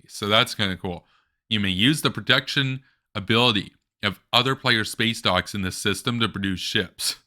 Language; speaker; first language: English; native; English